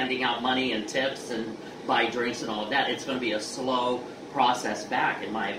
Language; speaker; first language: English; native; English